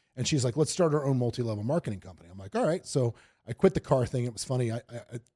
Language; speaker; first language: English; native; English